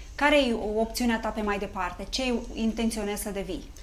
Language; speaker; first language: Romanian; native; Romanian